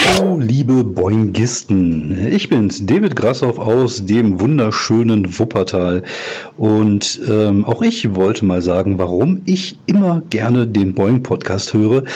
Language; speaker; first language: German; native; German